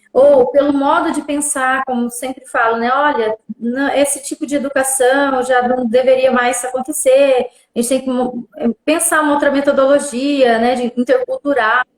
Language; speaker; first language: Portuguese; non-native, local second language; Guarani